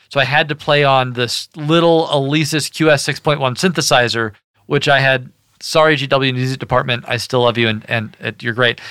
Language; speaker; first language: English; native; English